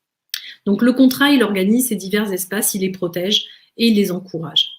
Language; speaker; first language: French; native; French